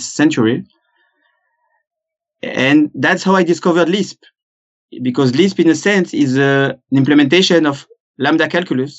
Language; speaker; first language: English; non-native, fluent; French